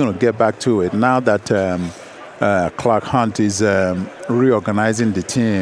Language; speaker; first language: English; non-native, local second language; Igbo